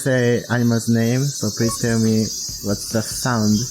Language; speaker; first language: English; non-native, fluent; Japanese